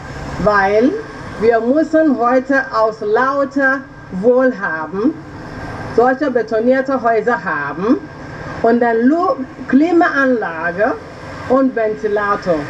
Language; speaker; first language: German; non-native, learner; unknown